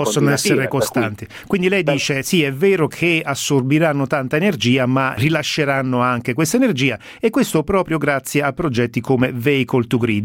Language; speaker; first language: Italian; native; Italian